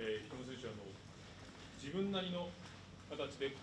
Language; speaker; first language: Japanese; native; Japanese